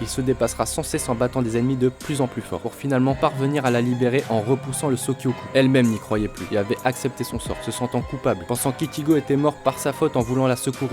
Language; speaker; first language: French; native; French